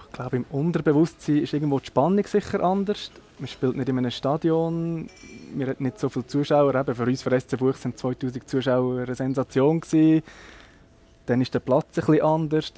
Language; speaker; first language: German; native; German